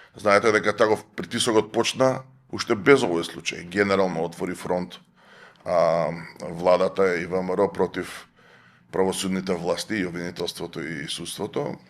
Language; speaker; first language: Macedonian; native; Macedonian